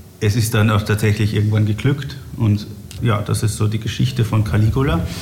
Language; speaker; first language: German; native; German